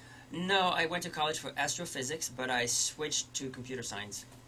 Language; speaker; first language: English; early bilingual, other home language; French